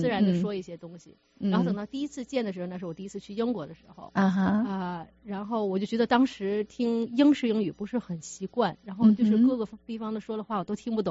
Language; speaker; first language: Chinese; native; Chinese